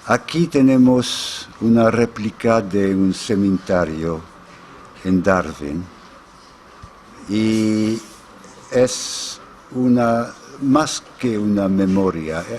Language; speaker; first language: Spanish; non-native, fluent; English